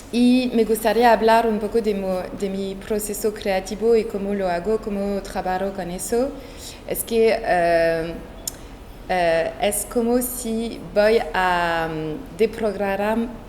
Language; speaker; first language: Spanish; non-native, fluent; French